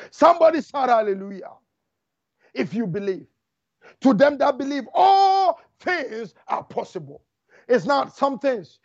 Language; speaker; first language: English; non-native, local second language; Akan